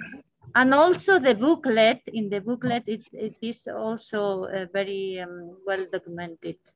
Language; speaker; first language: English; non-native, learner; Spanish